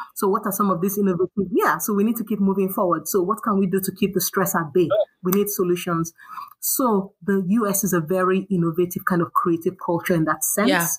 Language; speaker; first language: English; non-native, local second language; Yoruba